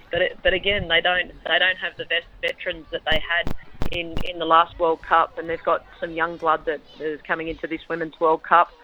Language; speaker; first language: English; native; English